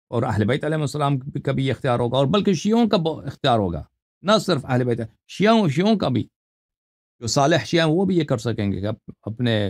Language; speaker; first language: Urdu; non-native, fluent; Persian